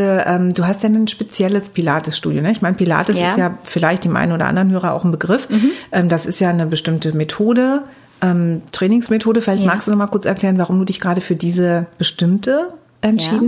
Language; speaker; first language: German; native; German